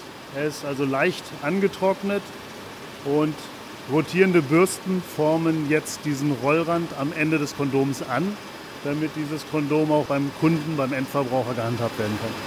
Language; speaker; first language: German; native; German